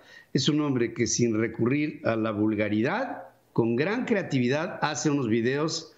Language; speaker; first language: Spanish; native; Spanish